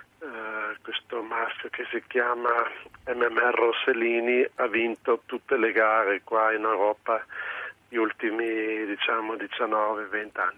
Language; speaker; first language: Italian; non-native, local second language; German